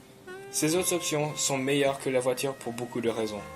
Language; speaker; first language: French; non-native, learner; English